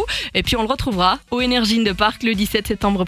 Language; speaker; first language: French; native; French